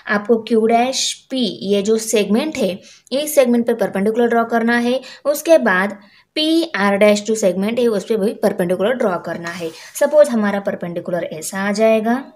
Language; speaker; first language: Hindi; non-native, local second language; Marathi